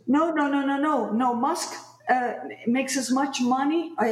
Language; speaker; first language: English; non-native, fluent; Dutch